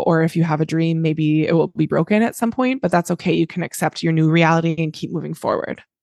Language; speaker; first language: English; native; English